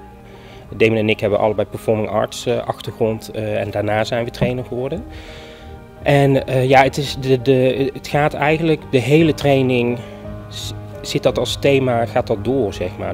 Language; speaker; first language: Dutch; native; Dutch